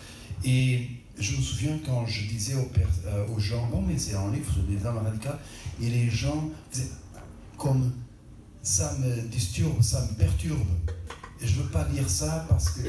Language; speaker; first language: French; non-native, local second language; Portuguese